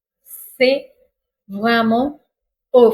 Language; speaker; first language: French; non-native, fluent; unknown